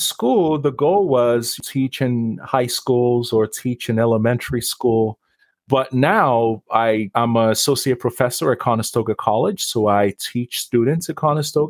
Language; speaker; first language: English; non-native, local second language; Yoruba